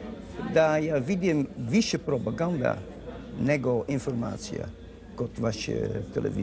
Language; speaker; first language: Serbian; non-native, learner; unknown